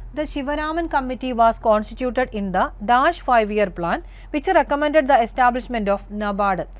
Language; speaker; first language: English; non-native, local second language; Malayalam